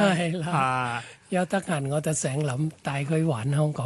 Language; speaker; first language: Cantonese; non-native, fluent; Thai